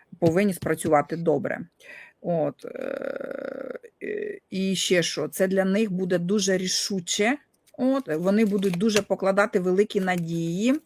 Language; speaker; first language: Ukrainian; non-native, local second language; Russian